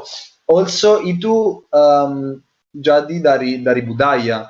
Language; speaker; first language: Indonesian; non-native, learner; Italian